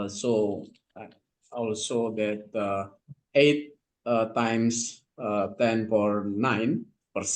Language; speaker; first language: English; non-native, learner; Indonesian